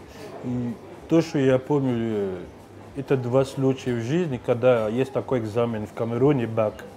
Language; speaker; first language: Russian; non-native, fluent; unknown